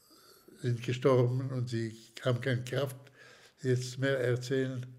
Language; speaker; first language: German; non-native, fluent; Slovak